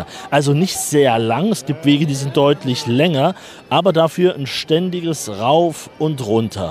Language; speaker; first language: German; native; German